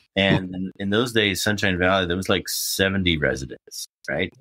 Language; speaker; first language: English; native; English